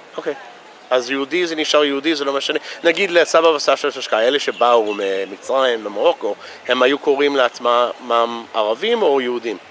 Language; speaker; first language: Hebrew; non-native, fluent; English